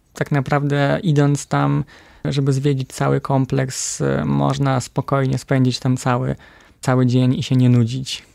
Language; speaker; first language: Polish; native; Polish